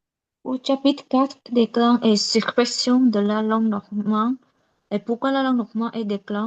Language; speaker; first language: French; non-native, learner; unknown